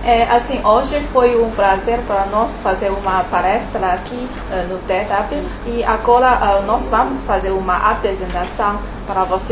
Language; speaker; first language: Portuguese; non-native, fluent; Chinese